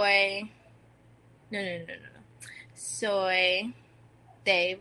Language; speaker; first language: Spanish; non-native, learner; English